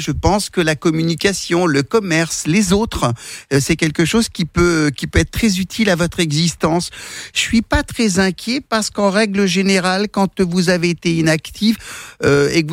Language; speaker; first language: French; native; French